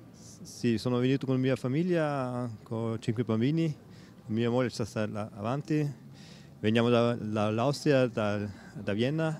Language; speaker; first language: Italian; non-native, fluent; German